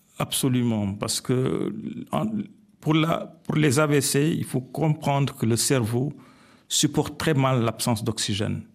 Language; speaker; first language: French; non-native, local second language; Wolof